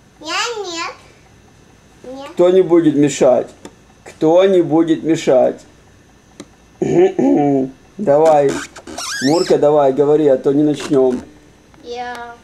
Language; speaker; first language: Russian; native; Russian